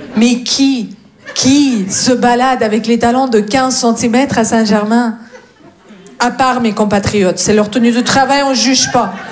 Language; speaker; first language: French; non-native, fluent; Russian